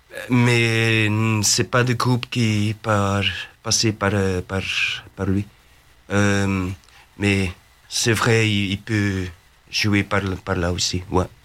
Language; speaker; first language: French; non-native, learner; Dutch